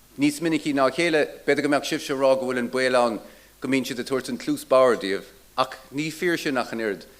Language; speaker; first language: Irish; native; Irish